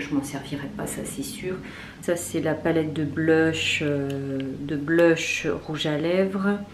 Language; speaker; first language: French; native; French